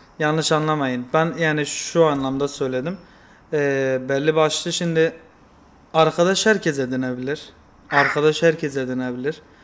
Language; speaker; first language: Turkish; native; Turkish